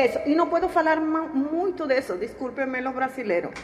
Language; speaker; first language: Portuguese; non-native, learner; Spanish